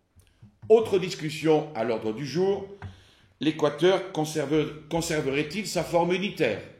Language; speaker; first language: French; native; French